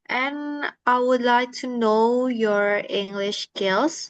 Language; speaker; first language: English; non-native, learner; Indonesian